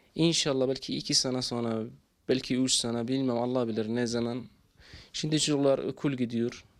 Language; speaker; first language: Turkish; non-native, learner; Arabic